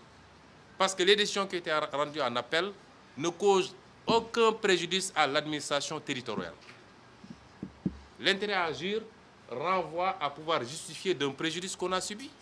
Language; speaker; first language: French; non-native, local second language; Wolof